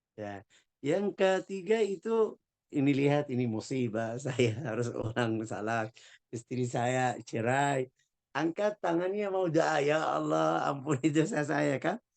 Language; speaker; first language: Indonesian; non-native, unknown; Arabic